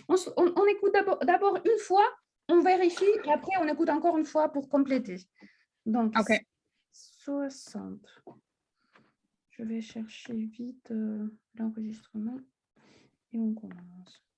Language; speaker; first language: French; non-native, fluent; Russian